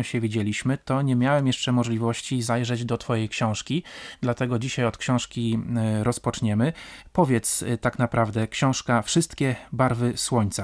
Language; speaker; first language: Polish; native; Polish